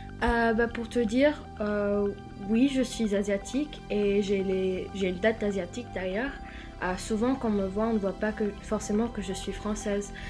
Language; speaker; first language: French; non-native, fluent; English